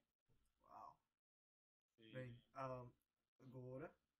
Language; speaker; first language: Portuguese; non-native, learner; English